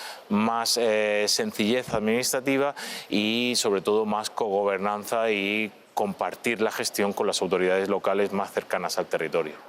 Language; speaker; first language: Spanish; native; Spanish